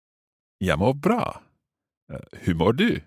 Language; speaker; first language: Swedish; non-native, learner; English